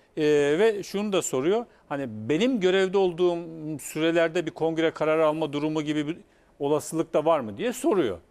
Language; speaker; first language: Turkish; native; Turkish